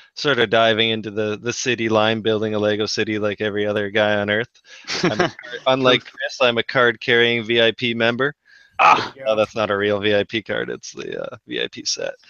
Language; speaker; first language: English; native; English